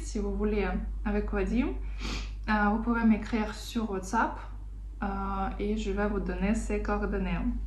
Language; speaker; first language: French; non-native, fluent; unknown